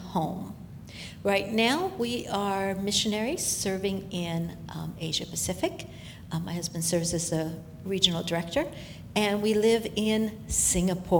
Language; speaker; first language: English; native; English